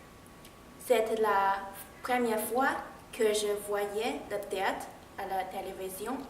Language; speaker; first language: French; non-native, learner; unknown